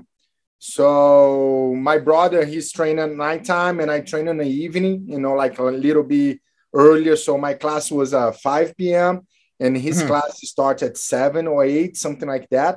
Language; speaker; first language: English; non-native, fluent; Portuguese